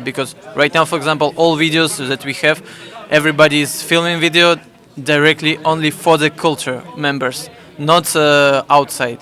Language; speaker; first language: English; non-native, fluent; Russian